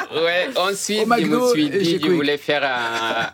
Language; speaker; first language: French; non-native, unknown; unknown